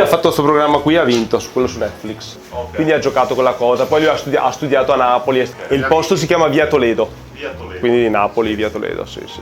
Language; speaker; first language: Italian; native; Italian